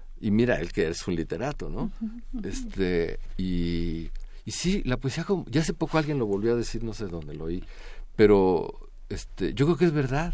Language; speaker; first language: Spanish; native; Spanish